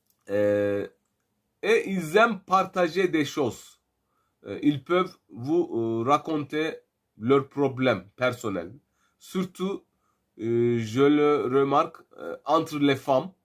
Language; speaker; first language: French; non-native, fluent; Turkish